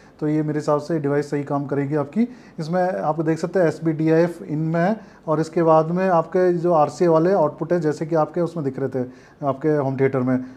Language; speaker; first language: Hindi; native; Hindi